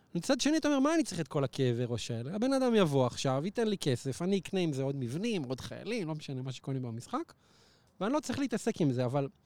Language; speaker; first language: Hebrew; native; Hebrew